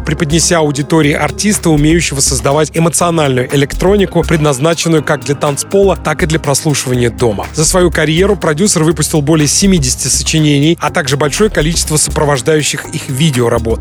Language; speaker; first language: Russian; native; Russian